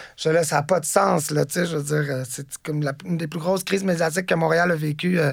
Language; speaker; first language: French; native; French